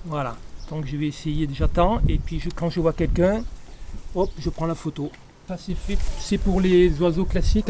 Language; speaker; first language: French; native; French